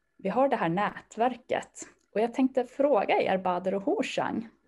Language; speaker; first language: Swedish; native; Swedish